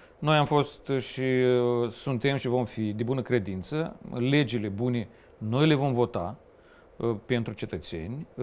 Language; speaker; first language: Romanian; native; Romanian